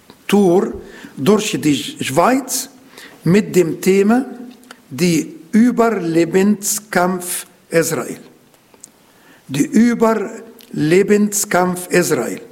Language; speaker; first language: German; non-native, learner; Arabic